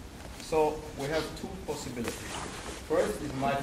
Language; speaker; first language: English; non-native, learner; German